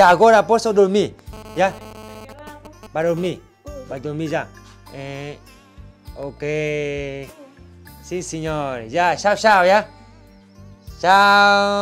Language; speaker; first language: Portuguese; non-native, learner; Vietnamese